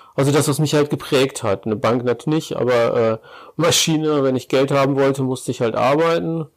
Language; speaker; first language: German; native; German